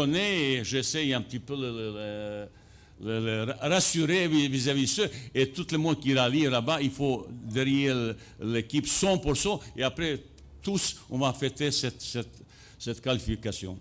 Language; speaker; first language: French; non-native, fluent; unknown